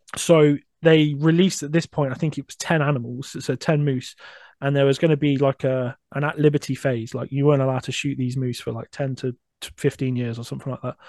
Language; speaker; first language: English; native; English